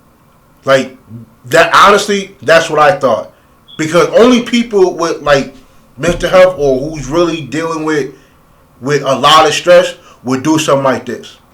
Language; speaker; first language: English; native; English